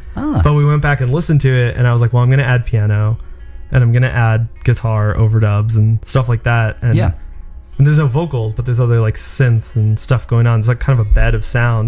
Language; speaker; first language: English; early bilingual, other home language; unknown